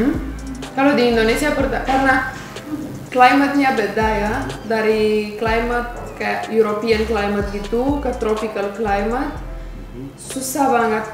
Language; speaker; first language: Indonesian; non-native, fluent; Romanian